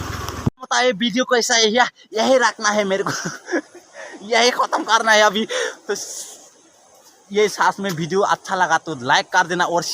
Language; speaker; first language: Hindi; non-native, local second language; Bodo